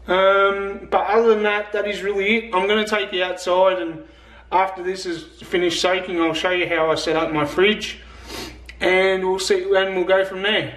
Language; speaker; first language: English; native; English